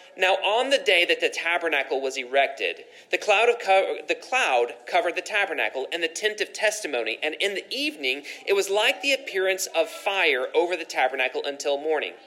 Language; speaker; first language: English; native; English